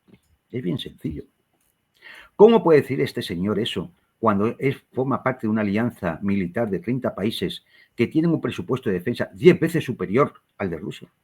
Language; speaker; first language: Spanish; native; Spanish